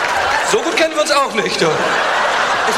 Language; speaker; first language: German; native; German